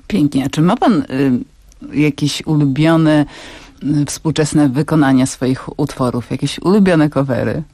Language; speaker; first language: Polish; native; Polish